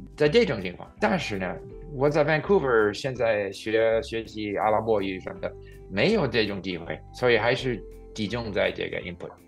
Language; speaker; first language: Chinese; non-native, fluent; English